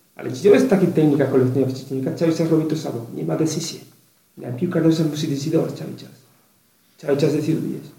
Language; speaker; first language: Polish; non-native, learner; Spanish